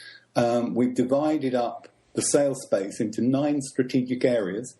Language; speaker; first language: English; native; English